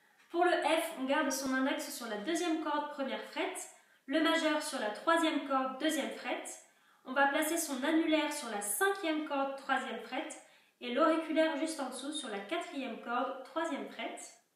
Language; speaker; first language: French; native; French